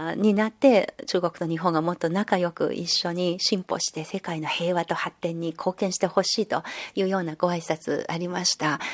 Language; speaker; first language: Japanese; non-native, fluent; Chinese